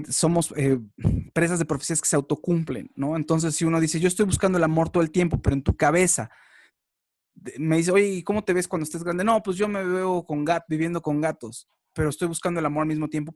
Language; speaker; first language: Spanish; native; Spanish